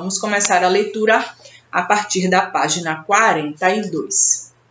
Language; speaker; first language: Portuguese; native; Portuguese